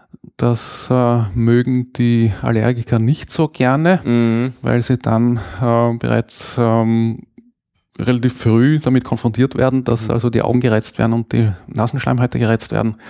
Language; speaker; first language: German; native; German